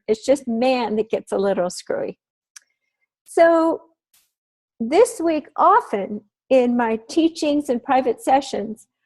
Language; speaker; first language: English; native; English